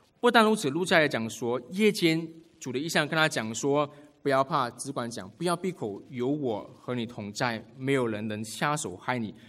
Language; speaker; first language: Chinese; native; Chinese